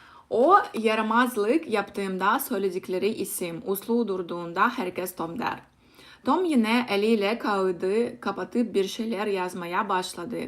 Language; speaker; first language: Turkish; non-native, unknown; Russian